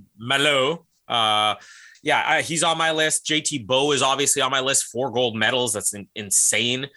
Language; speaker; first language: English; native; English